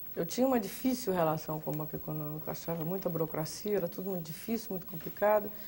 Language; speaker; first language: Portuguese; native; Portuguese